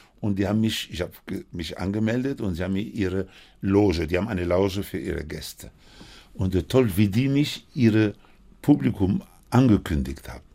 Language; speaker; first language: German; non-native, fluent; Spanish